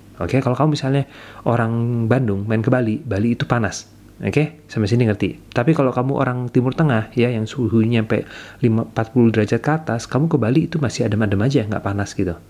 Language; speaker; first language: Indonesian; native; Indonesian